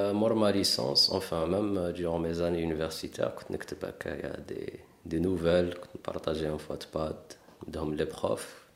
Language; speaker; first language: French; non-native, local second language; Arabic